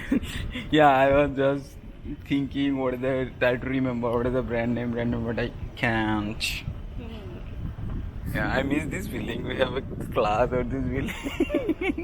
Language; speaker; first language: English; non-native, learner; Bangla